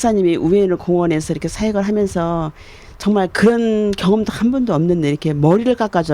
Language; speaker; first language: Korean; native; Korean